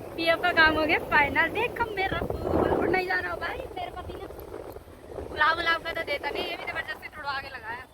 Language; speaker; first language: Hindi; native; Hindi